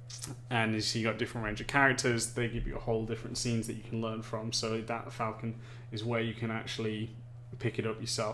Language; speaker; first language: English; native; English